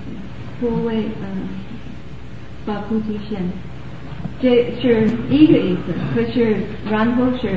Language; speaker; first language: Chinese; non-native, learner; English